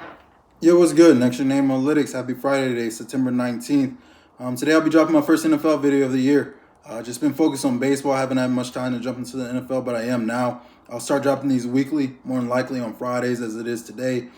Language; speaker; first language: English; native; English